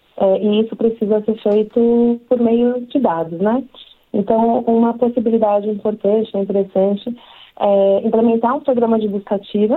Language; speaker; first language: Portuguese; native; Portuguese